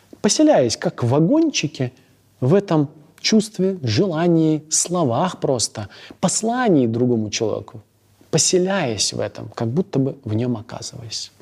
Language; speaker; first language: Russian; native; Russian